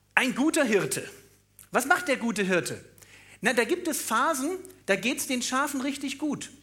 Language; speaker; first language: German; native; German